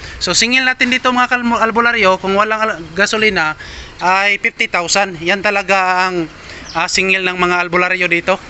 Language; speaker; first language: Filipino; native; Filipino